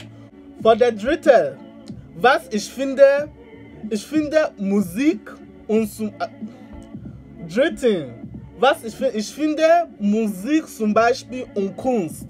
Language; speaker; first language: German; non-native, learner; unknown